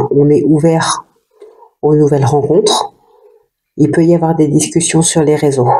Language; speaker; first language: French; native; French